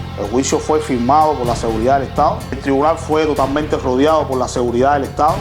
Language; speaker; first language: Spanish; native; Spanish